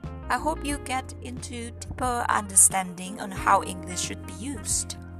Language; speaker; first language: English; non-native, fluent; Indonesian